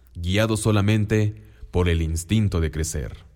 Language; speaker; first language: Spanish; non-native, local second language; Mixtepec Mixtec